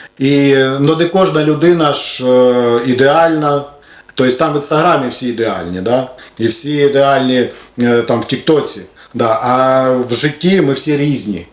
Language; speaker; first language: Ukrainian; non-native, local second language; Russian